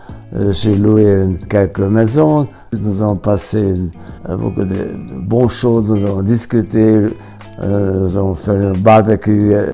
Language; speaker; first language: French; non-native, fluent; Hungarian